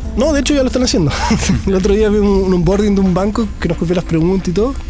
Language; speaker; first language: Spanish; native; Spanish